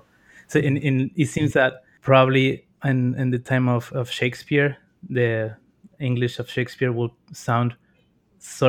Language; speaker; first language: English; non-native, fluent; Spanish